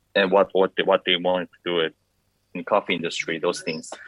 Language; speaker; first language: English; non-native, learner; Korean